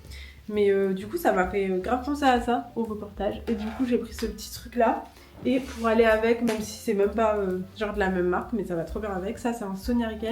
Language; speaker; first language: French; native; French